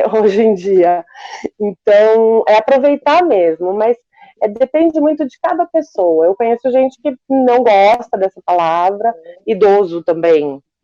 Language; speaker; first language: Portuguese; native; Portuguese